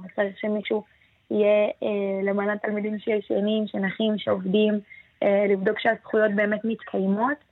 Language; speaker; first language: Hebrew; native; Hebrew